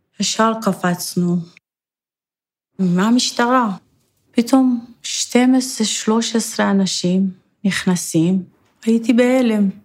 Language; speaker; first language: Hebrew; non-native, fluent; Persian